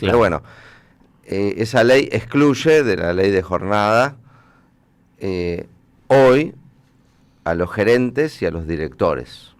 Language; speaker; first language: Spanish; native; Spanish